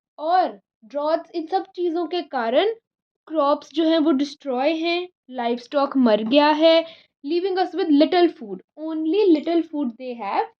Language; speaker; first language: Hindi; native; Hindi